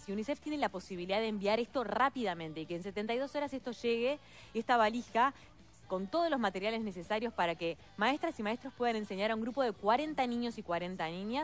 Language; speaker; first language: Spanish; native; Spanish